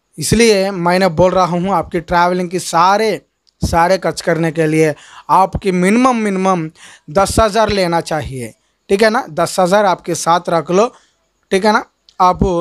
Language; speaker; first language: Hindi; non-native, local second language; Telugu